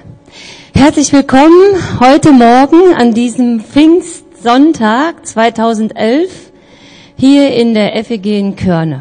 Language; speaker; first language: German; native; German